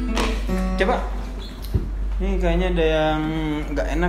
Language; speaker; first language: Indonesian; native; Indonesian